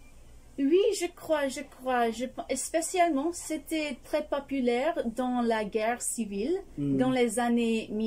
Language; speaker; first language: French; non-native, fluent; English